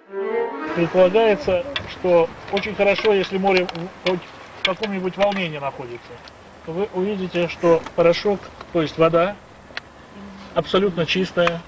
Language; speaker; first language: Russian; native; Russian